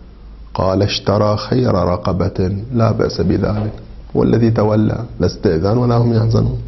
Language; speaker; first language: Arabic; native; Arabic